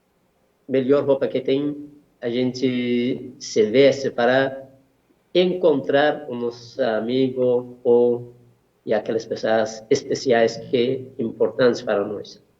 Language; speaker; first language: Portuguese; non-native, learner; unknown